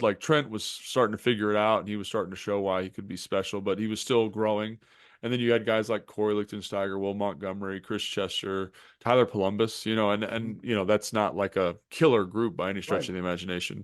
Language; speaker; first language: English; native; English